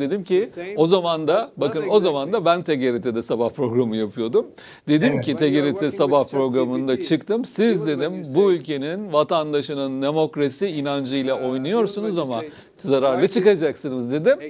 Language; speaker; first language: Turkish; native; Turkish